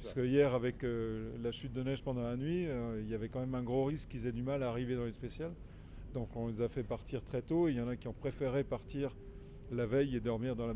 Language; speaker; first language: French; native; French